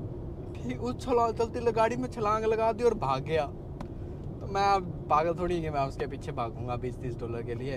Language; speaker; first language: Hindi; native; Hindi